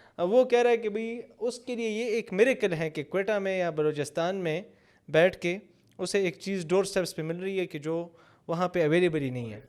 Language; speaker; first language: Urdu; non-native, local second language; Pashto